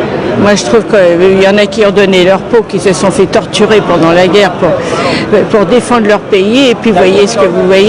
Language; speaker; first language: French; native; French